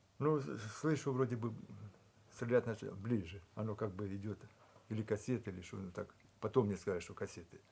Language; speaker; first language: Russian; native; Russian